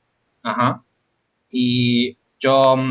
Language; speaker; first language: Spanish; non-native, fluent; English